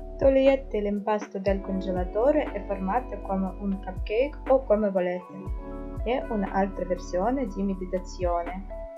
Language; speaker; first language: Italian; non-native, fluent; Russian